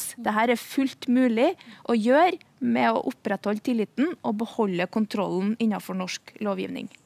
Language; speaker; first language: Norwegian; native; Norwegian